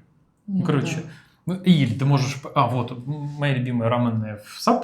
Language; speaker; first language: Russian; native; Russian